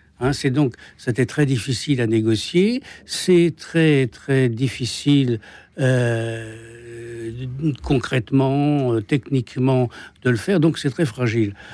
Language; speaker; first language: French; native; French